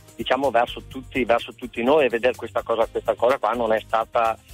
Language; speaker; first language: Italian; native; Italian